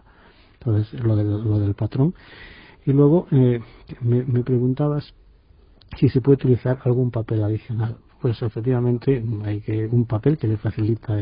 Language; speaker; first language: Spanish; native; Spanish